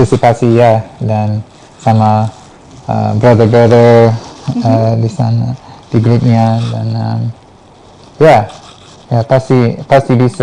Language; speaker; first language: Indonesian; non-native, fluent; English